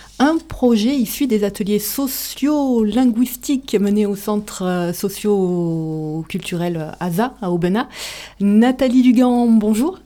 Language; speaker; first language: French; native; French